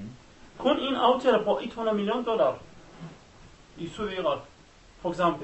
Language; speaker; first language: Danish; non-native, learner; Arabic